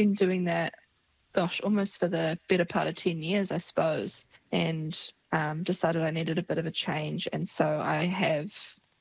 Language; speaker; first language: English; native; English